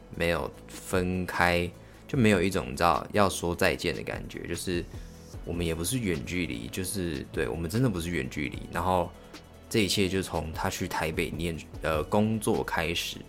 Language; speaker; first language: Chinese; native; Chinese